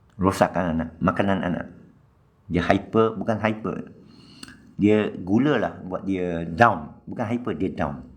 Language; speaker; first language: Malay; non-native, local second language; Chinese